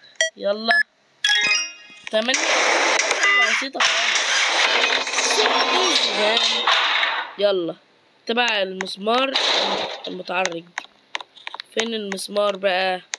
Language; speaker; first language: Arabic; native; Arabic